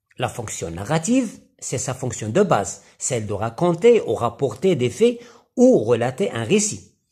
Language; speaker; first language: French; non-native, local second language; Arabic